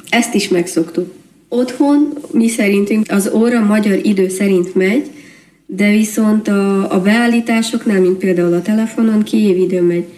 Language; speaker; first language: Hungarian; native; Hungarian